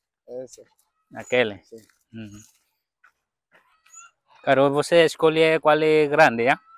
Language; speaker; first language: Portuguese; non-native, learner; Vietnamese